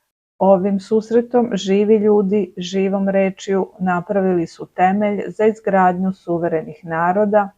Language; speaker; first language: Serbian; native; Serbian